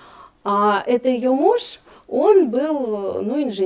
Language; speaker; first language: Russian; native; Russian